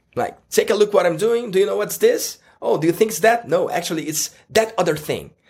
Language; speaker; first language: English; non-native, fluent; Portuguese